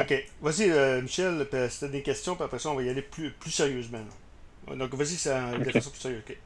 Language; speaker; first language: French; native; French